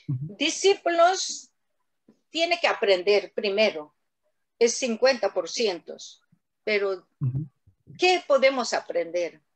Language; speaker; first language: Spanish; non-native, learner; Korean